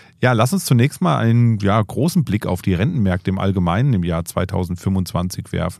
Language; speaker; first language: German; native; German